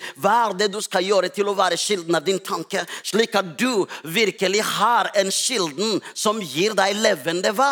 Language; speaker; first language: Norwegian; non-native, fluent; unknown